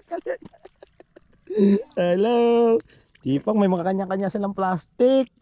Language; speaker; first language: Filipino; native; Filipino